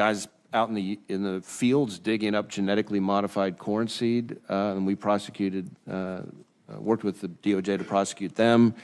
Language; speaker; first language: English; native; English